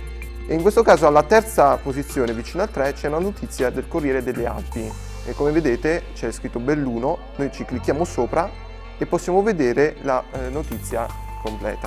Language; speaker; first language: Italian; native; Italian